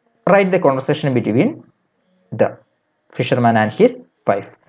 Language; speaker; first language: English; non-native, local second language; Malayalam